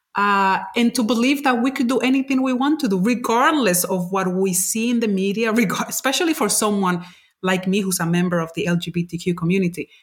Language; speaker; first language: English; non-native, fluent; Spanish